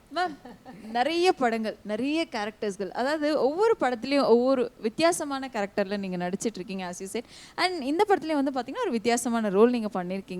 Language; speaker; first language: Tamil; native; Tamil